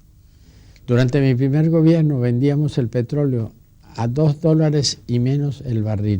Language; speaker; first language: Spanish; native; Spanish